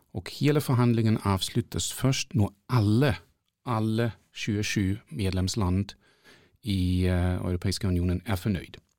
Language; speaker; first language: Norwegian; non-native, fluent; German